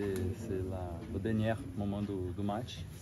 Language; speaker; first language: French; non-native, learner; Portuguese